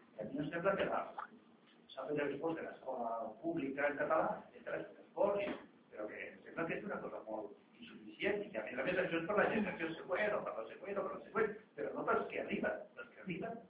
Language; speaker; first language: Catalan; non-native, local second language; Spanish